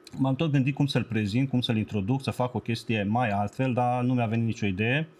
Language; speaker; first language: Romanian; non-native, local second language; Serbian